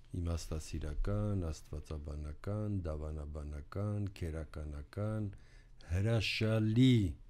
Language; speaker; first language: Armenian; native; Armenian